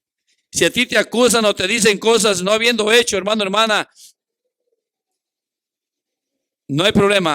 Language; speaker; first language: Spanish; native; Spanish